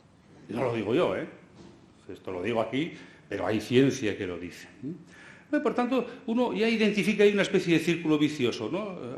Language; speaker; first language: Spanish; native; Spanish